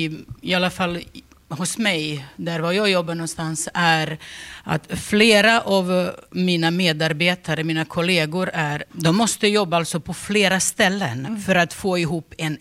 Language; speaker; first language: Swedish; non-native, fluent; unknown